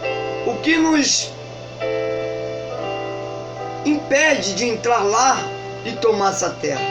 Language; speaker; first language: Portuguese; native; Portuguese